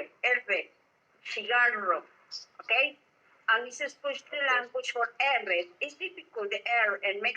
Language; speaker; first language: English; non-native, learner; Spanish